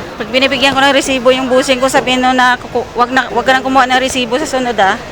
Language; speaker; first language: Filipino; native; Filipino